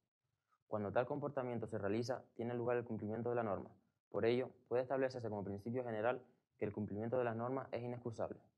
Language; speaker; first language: Spanish; native; Spanish